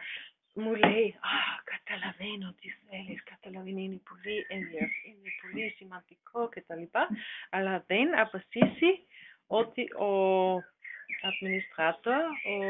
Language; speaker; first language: Greek; non-native, learner; German